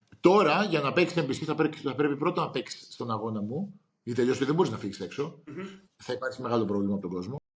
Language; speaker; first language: Greek; native; Greek